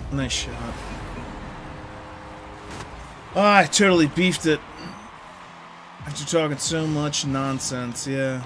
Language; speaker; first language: English; native; English